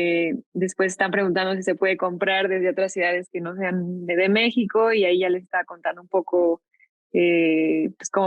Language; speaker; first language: Spanish; native; Spanish